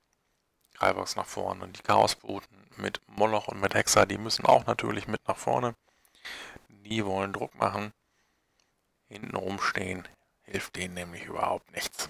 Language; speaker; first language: German; native; German